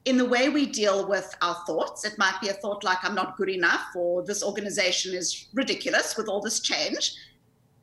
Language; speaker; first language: English; native; English